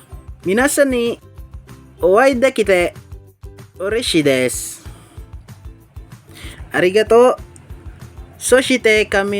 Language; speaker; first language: Japanese; non-native, learner; Hiligaynon